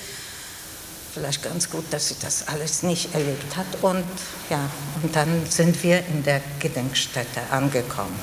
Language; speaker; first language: German; non-native, fluent; Polish